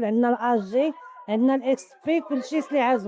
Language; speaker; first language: Arabic; native; Arabic